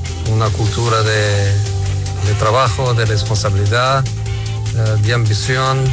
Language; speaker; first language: Spanish; non-native, fluent; Portuguese